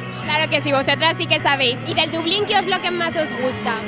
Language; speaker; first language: Spanish; native; Spanish